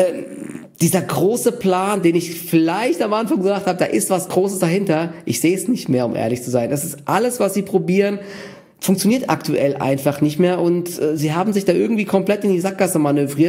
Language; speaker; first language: German; native; German